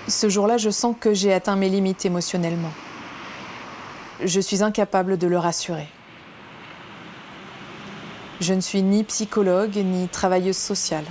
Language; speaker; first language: French; native; French